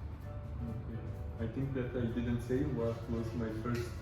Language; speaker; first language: English; non-native, learner; Portuguese